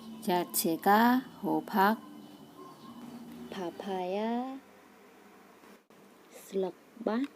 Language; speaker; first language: Korean; non-native, learner; Khmer